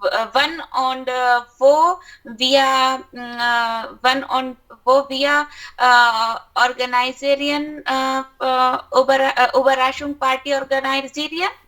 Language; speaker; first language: German; non-native, learner; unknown